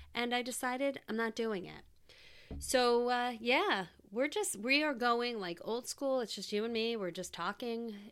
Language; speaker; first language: English; native; English